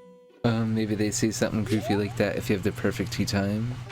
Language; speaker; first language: English; native; English